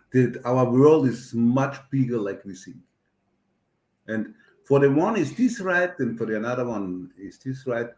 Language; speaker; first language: English; non-native, learner; German